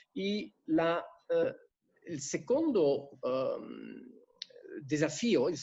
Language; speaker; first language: Spanish; non-native, fluent; French